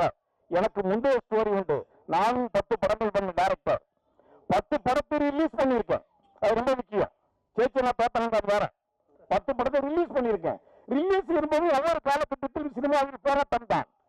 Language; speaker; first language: Tamil; native; Tamil